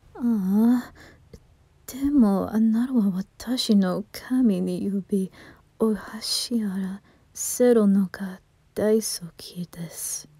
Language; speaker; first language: Japanese; non-native, learner; English